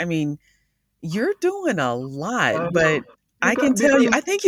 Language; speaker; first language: English; native; English